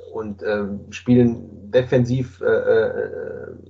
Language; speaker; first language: German; native; German